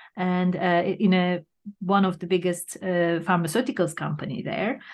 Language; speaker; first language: English; non-native, fluent; Turkish